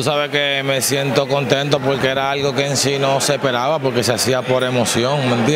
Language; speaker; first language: Spanish; native; Spanish